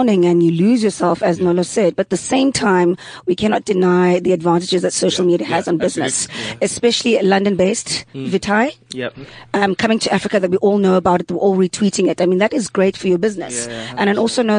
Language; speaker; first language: English; non-native, local second language; Xhosa